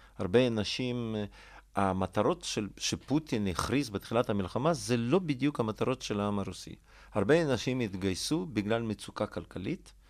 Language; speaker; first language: Hebrew; non-native, fluent; Russian